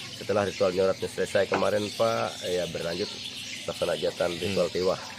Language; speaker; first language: Indonesian; non-native, local second language; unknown